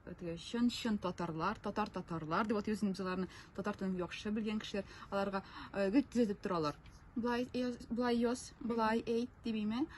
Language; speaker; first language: Tatar; non-native, local second language; Russian